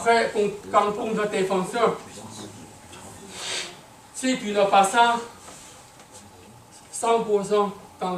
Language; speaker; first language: French; non-native, learner; Chinese